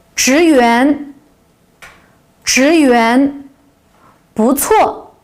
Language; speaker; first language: Chinese; non-native, local second language; Uyghur